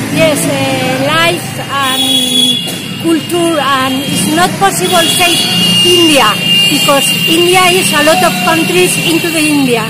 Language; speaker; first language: English; non-native, learner; Spanish